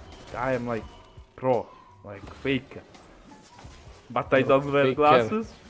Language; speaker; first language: English; non-native, learner; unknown